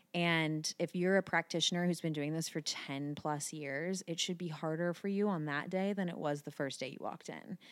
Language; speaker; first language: English; native; English